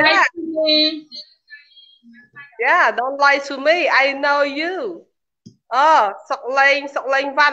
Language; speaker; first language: English; non-native, learner; Khmer